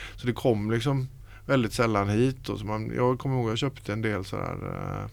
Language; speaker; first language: Swedish; native; Swedish